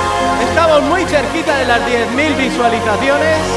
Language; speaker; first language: Spanish; native; Spanish